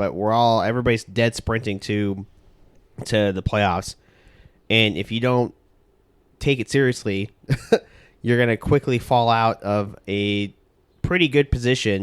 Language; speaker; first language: English; native; English